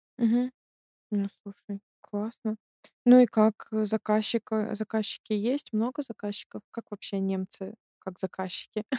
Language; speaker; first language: Russian; native; Russian